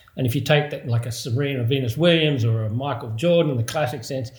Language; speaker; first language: English; native; English